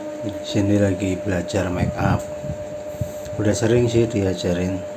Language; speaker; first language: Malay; non-native, local second language; Javanese